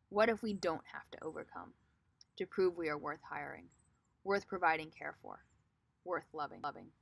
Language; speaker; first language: English; native; English